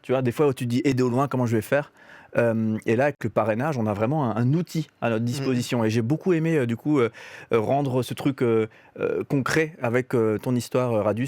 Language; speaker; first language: French; native; French